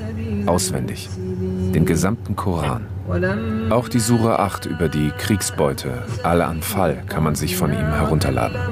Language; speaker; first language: German; native; German